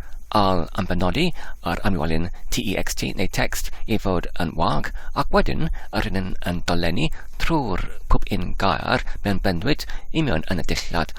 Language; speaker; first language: Welsh; non-native, learner; English